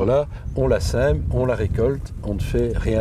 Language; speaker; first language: French; native; French